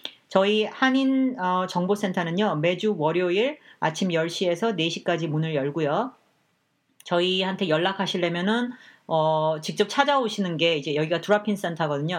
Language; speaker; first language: Korean; native; Korean